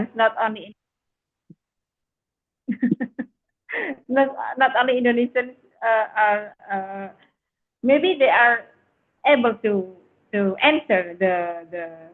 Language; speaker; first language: English; non-native, fluent; Indonesian